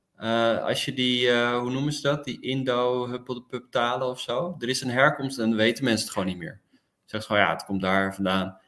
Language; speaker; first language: Dutch; native; Dutch